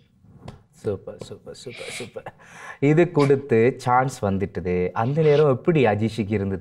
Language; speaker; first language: Tamil; native; Tamil